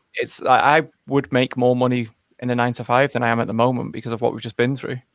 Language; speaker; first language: English; native; English